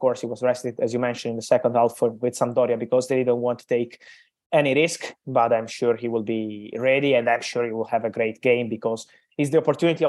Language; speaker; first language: English; non-native, fluent; Italian